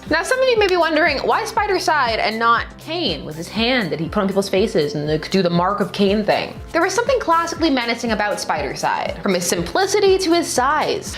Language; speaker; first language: English; native; English